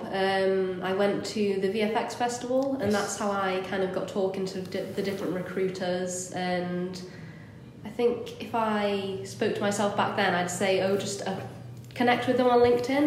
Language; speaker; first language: English; native; English